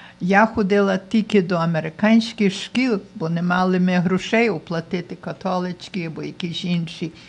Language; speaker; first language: Ukrainian; early bilingual, heritage; Ukrainian